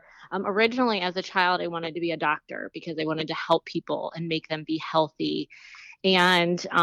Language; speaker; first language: English; native; English